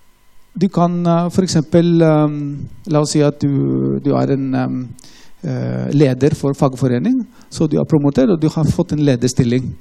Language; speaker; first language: Norwegian; non-native, fluent; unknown